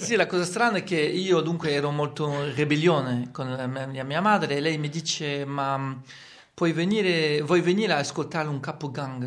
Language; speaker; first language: Italian; non-native, fluent; French